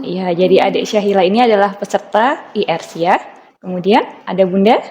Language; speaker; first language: Indonesian; native; Indonesian